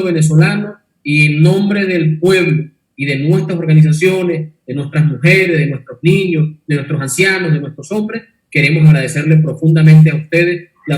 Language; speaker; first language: Spanish; native; Spanish